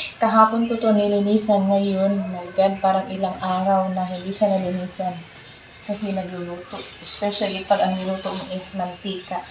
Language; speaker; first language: Filipino; non-native, local second language; Cebuano